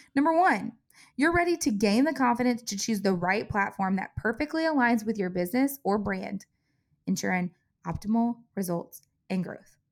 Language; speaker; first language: English; native; English